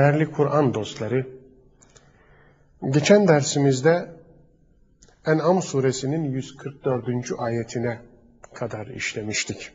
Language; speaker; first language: Turkish; native; Turkish